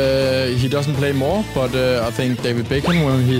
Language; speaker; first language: English; non-native, fluent; Danish